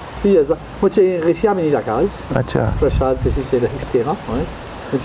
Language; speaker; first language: French; non-native, local second language; Morisyen